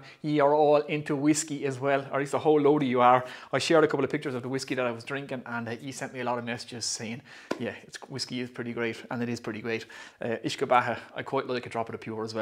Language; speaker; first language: English; native; English